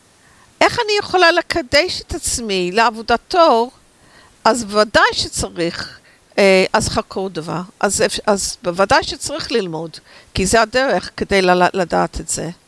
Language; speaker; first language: Hebrew; non-native, fluent; English